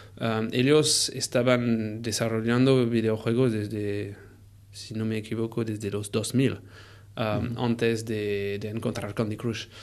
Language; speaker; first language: Spanish; non-native, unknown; French